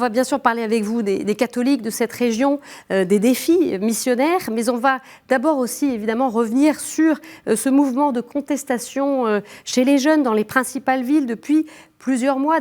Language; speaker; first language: French; native; French